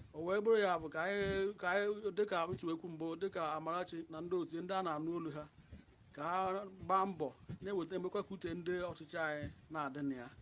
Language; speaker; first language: Igbo; native; Igbo